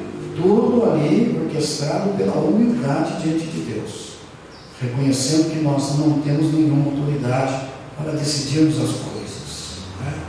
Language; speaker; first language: Portuguese; native; Portuguese